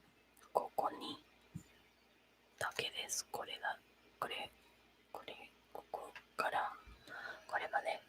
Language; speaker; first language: Japanese; non-native, learner; Spanish